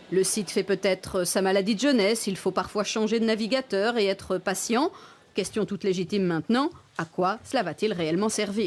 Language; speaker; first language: French; native; French